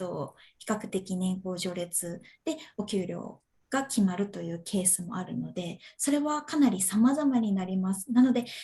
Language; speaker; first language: Japanese; native; Japanese